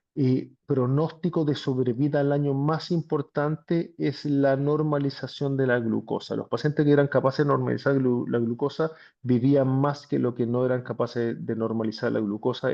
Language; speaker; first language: Spanish; native; Spanish